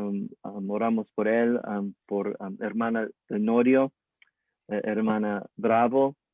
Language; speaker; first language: Spanish; early bilingual, heritage; English